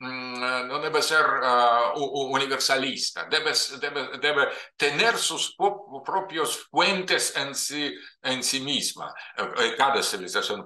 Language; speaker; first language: Spanish; non-native, fluent; Russian